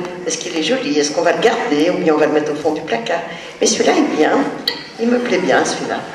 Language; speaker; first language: French; native; French